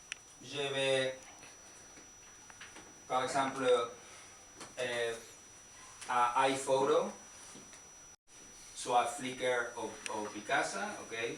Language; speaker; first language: French; non-native, learner; Spanish